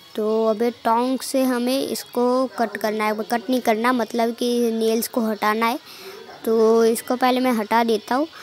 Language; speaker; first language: Hindi; non-native, local second language; Gujarati